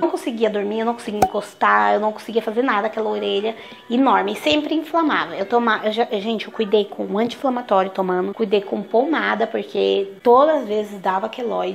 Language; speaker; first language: Portuguese; native; Portuguese